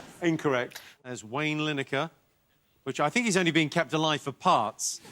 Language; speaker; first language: English; native; English